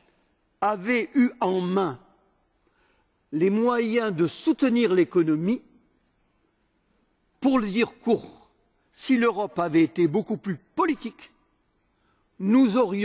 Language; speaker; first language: French; native; French